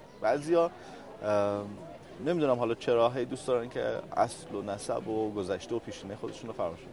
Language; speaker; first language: Persian; native; Persian